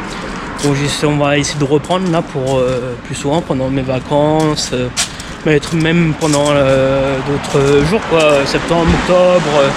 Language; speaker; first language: French; native; French